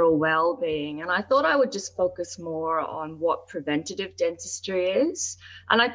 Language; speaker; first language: English; native; English